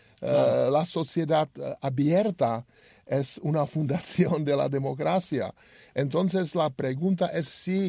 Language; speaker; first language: Spanish; non-native, learner; Czech